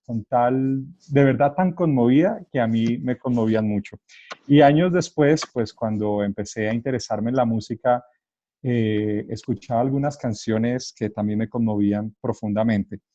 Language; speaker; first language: Spanish; native; Spanish